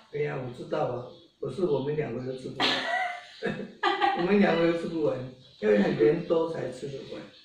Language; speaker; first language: Chinese; non-native, local second language; Hakka Chinese